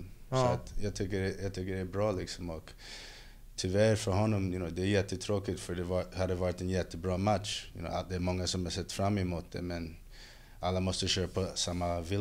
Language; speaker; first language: Swedish; non-native, fluent; English